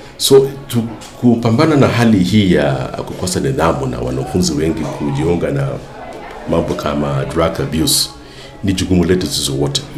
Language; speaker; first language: Swahili; non-native, local second language; Kalenjin